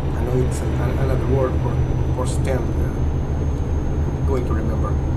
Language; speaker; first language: English; non-native, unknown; Portuguese